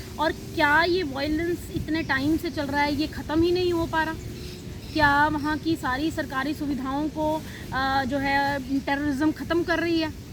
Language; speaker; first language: Hindi; non-native, local second language; Punjabi